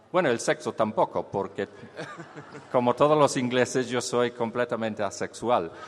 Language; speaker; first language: Spanish; non-native, fluent; English